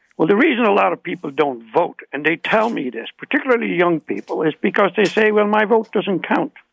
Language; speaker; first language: English; native; English